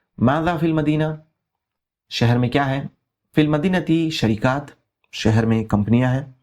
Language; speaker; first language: Urdu; native; Urdu